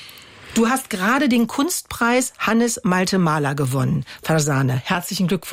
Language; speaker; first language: German; native; German